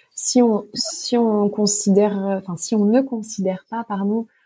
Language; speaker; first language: French; native; French